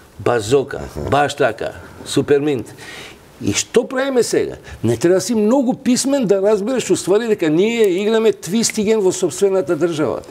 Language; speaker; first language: Macedonian; non-native, local second language; Albanian